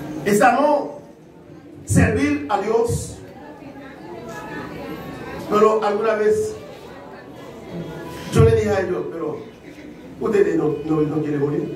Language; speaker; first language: Spanish; non-native, learner; Haitian Creole